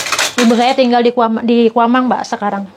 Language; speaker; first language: Indonesian; native; Indonesian